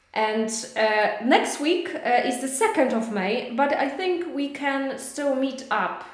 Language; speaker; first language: English; non-native, fluent; Polish